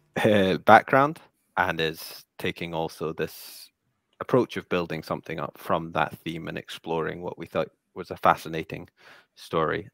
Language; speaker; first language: English; native; English